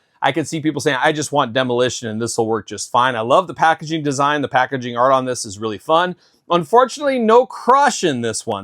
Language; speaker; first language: English; native; English